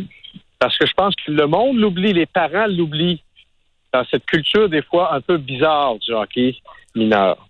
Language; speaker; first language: French; native; French